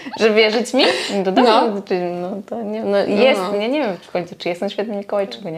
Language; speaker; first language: Polish; native; Polish